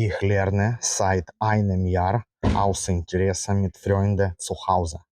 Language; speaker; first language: German; non-native, fluent; Ukrainian